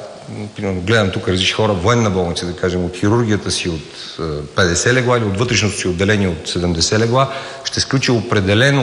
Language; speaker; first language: Bulgarian; native; Bulgarian